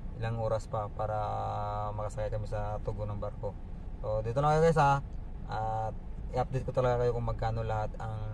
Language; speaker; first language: Filipino; non-native, local second language; Hiligaynon